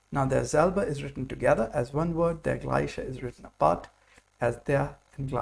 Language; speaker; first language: German; non-native, fluent; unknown